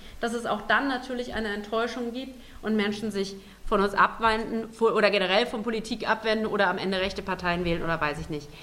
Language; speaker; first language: German; native; German